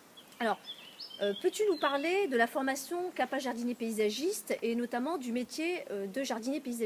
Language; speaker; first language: French; native; French